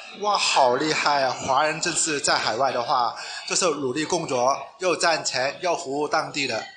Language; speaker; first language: Chinese; non-native, local second language; Cantonese